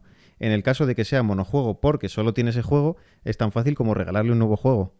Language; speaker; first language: Spanish; native; Spanish